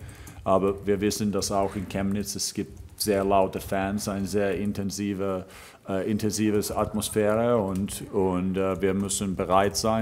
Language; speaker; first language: German; non-native, fluent; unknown